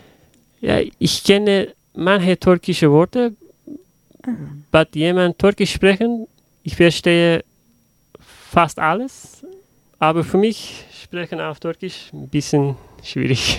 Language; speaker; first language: German; non-native, learner; Uzbek